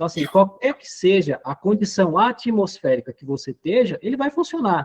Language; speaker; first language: Portuguese; native; Portuguese